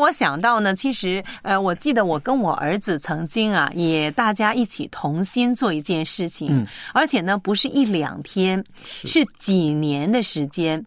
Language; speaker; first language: Chinese; native; Chinese